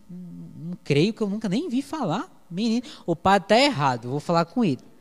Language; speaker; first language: Portuguese; native; Portuguese